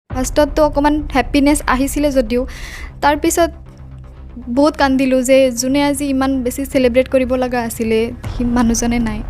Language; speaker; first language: Assamese; non-native, local second language; Bangla